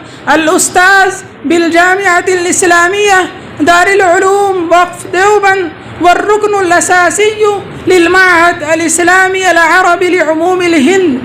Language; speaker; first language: Arabic; non-native, learner; Urdu